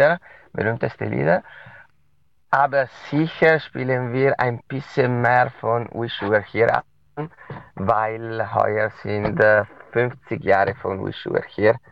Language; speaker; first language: German; non-native, local second language; Italian